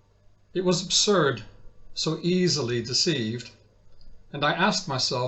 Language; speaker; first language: English; native; English